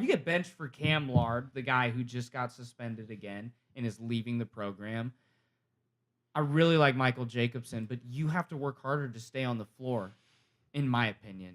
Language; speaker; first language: English; native; English